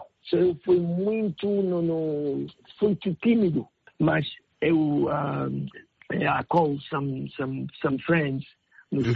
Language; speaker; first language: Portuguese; non-native, learner; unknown